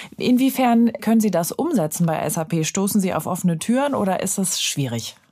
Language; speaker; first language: German; native; German